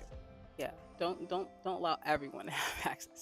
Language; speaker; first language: English; native; English